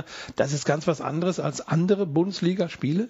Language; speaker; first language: German; native; German